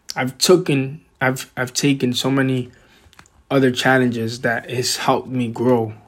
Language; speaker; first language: English; native; English